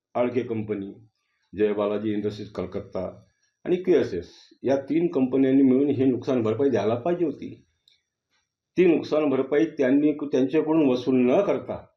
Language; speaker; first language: Marathi; native; Marathi